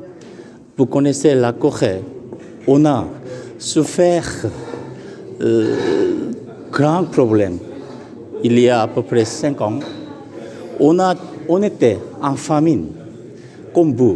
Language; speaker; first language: French; non-native, fluent; Korean